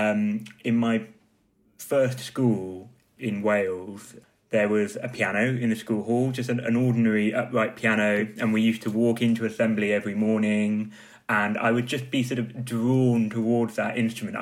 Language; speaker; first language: English; native; English